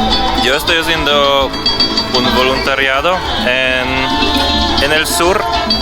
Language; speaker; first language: Spanish; non-native, fluent; Polish